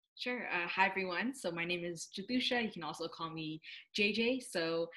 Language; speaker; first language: English; native; English